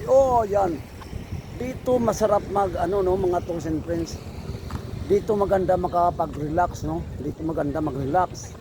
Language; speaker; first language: Filipino; non-native, local second language; Hiligaynon